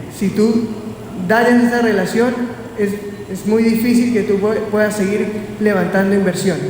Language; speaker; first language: Spanish; native; Spanish